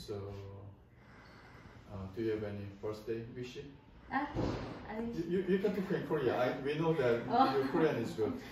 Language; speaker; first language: English; non-native, learner; Korean